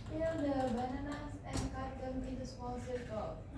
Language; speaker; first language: English; non-native, learner; Indonesian